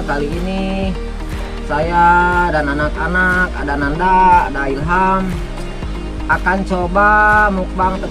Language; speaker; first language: Indonesian; non-native, local second language; Sundanese